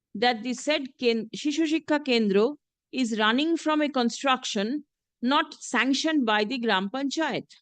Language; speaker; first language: English; non-native, local second language; Bangla